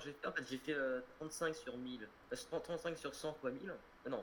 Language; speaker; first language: French; native; French